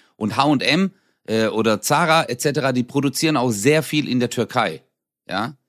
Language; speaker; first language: German; early bilingual, other home language; Turkish